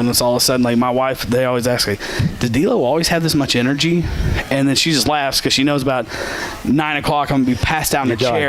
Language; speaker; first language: English; native; English